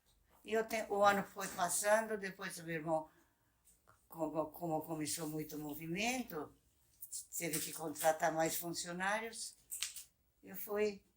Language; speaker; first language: Portuguese; non-native, local second language; Japanese